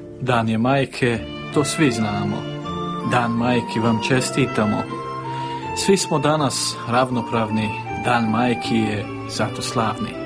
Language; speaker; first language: Serbian; early bilingual, heritage; Serbian